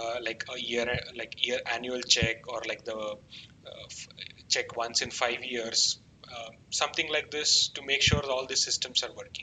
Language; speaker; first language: English; non-native, local second language; Kannada